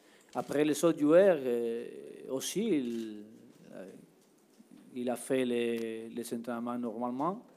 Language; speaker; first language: French; non-native, learner; Spanish